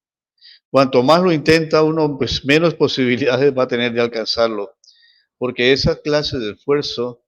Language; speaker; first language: Spanish; native; Spanish